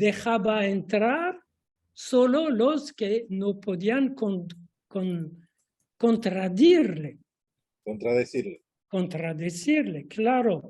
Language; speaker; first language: Spanish; non-native, fluent; French